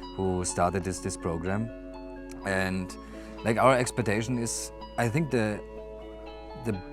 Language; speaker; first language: English; non-native, fluent; German